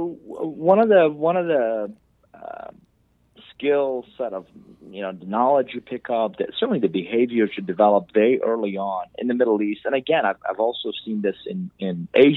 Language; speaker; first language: English; non-native, fluent; Persian